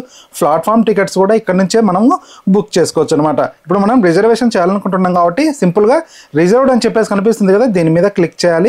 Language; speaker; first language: Telugu; native; Telugu